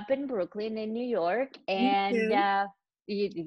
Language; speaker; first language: English; non-native, fluent; Spanish